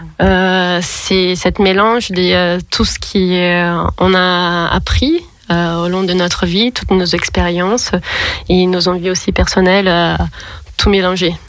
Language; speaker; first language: French; non-native, fluent; Portuguese